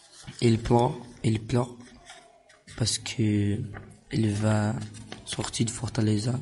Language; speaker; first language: French; non-native, learner; Portuguese